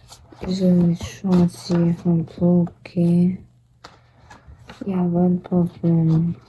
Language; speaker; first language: French; non-native, learner; Portuguese